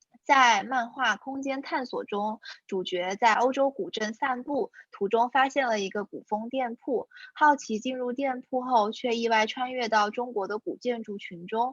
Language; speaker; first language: Chinese; native; Chinese